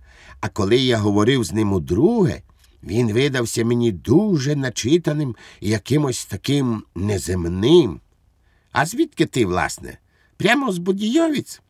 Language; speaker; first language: Ukrainian; native; Ukrainian